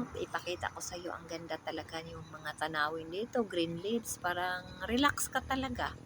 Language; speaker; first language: Filipino; non-native, local second language; Cebuano